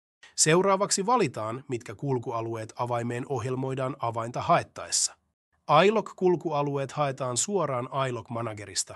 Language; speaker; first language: Finnish; native; Finnish